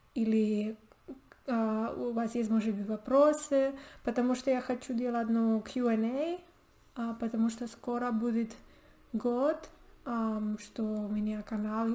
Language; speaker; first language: Russian; non-native, learner; Spanish